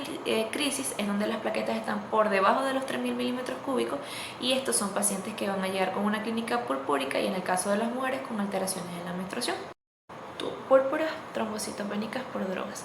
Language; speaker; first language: Spanish; native; Spanish